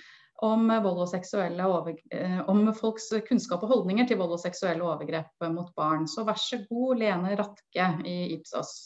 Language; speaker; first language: Norwegian; native; Norwegian